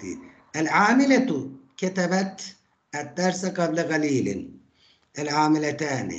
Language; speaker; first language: Arabic; non-native, fluent; Turkish